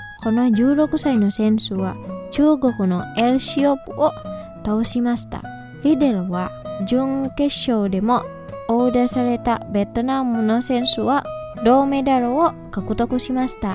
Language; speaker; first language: Japanese; non-native, fluent; Indonesian